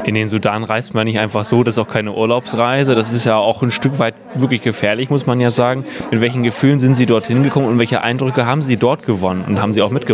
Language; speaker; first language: German; native; German